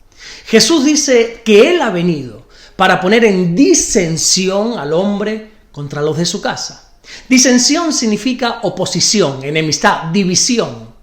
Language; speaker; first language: Spanish; native; Spanish